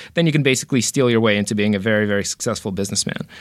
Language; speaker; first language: English; early bilingual, other home language; Romanian